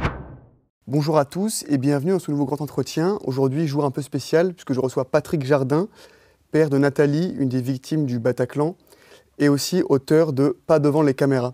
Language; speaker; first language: French; native; French